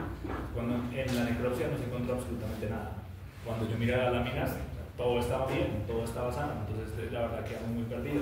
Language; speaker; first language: Spanish; native; Spanish